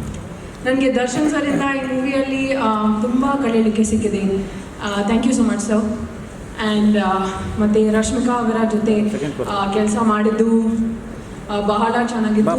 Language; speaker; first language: Kannada; non-native, learner; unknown